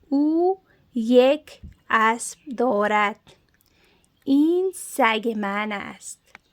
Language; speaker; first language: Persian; non-native, learner; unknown